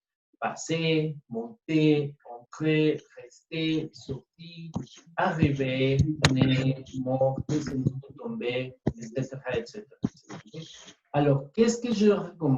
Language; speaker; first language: French; non-native, fluent; Spanish